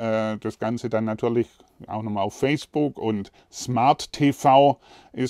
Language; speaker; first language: German; native; German